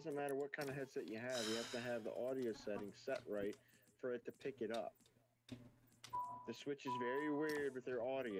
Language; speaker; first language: English; native; English